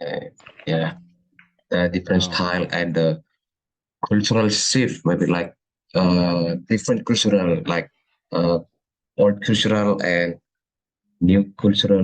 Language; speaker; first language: English; non-native, learner; Indonesian